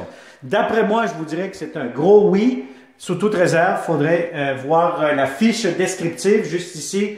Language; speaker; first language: French; native; French